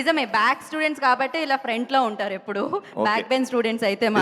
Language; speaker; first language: Telugu; native; Telugu